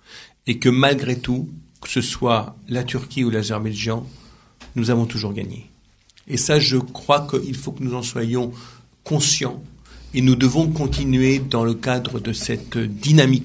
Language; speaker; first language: French; native; French